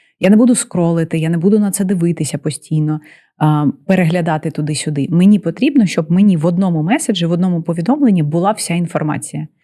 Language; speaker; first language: Ukrainian; non-native, local second language; Russian